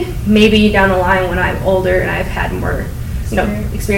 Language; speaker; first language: English; native; English